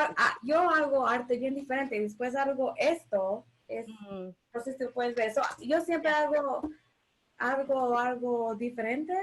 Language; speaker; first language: Spanish; early bilingual, heritage; English